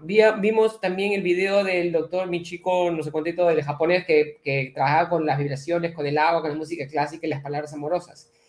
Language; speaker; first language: Spanish; native; Spanish